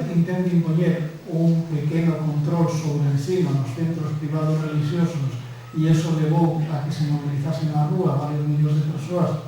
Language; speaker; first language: Spanish; native; Spanish